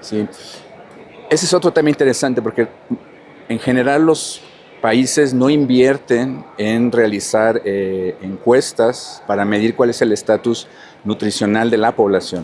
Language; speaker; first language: Spanish; native; Spanish